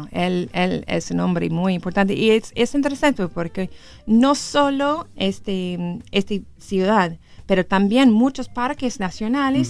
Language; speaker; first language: Spanish; non-native, learner; English